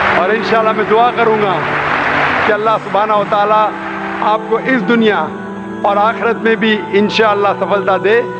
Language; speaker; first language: Urdu; non-native, local second language; Konkani